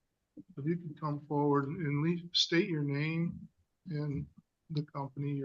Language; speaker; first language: English; native; English